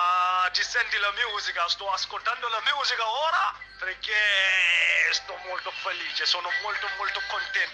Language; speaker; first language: Italian; non-native, learner; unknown